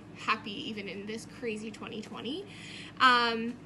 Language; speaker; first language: English; native; English